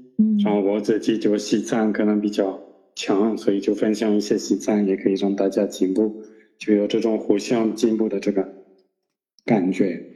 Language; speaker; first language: Chinese; non-native, fluent; French